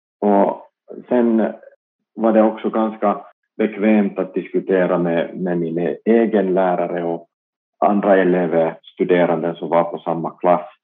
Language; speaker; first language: Swedish; non-native, local second language; Finnish